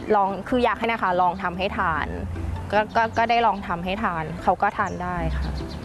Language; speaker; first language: Thai; native; Thai